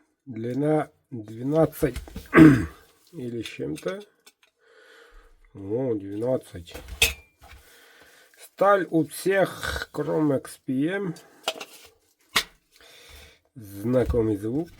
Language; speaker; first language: Russian; non-native, local second language; Yakut